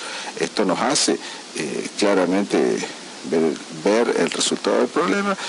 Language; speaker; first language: Spanish; native; Spanish